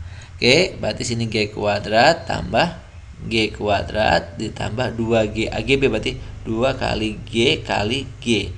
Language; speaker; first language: Indonesian; native; Indonesian